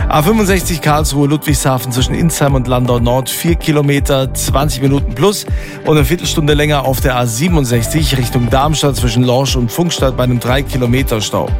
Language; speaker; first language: German; native; German